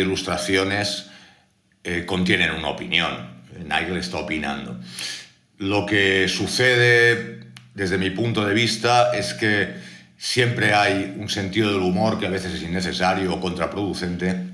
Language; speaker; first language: Spanish; native; Spanish